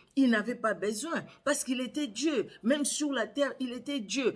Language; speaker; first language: French; non-native, local second language; Lingala